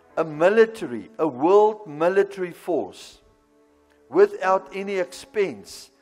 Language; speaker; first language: English; non-native, local second language; Afrikaans